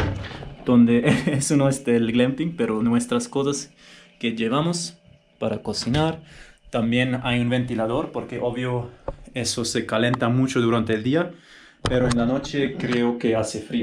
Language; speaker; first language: Spanish; non-native, fluent; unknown